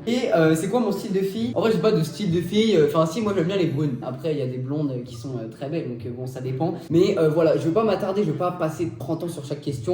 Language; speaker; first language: French; native; French